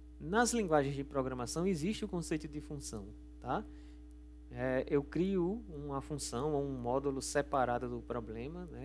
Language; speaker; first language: Portuguese; native; Portuguese